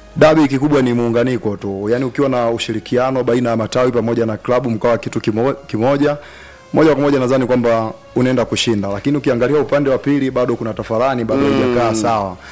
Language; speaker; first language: Swahili; native; Swahili